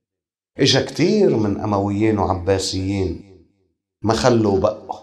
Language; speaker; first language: Arabic; native; Arabic